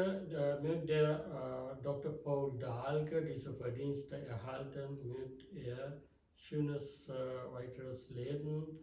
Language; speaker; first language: German; non-native, fluent; Sinhala